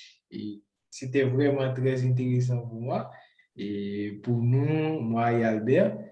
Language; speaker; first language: French; non-native, local second language; Haitian Creole